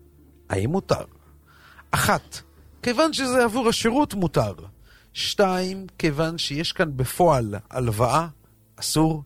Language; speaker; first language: Hebrew; native; Hebrew